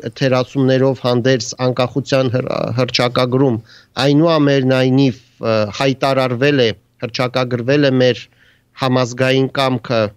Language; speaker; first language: Armenian; native; Armenian